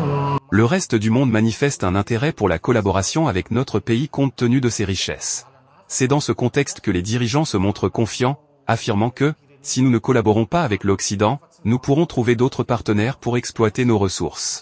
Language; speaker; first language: French; non-native, local second language; Malagasy